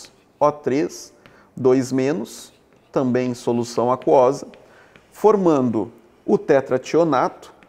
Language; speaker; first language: Portuguese; native; Portuguese